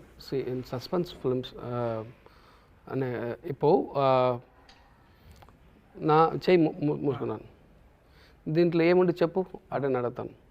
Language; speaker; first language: Telugu; non-native, local second language; Tamil